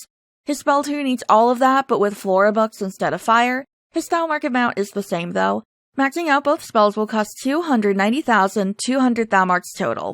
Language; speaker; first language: English; native; English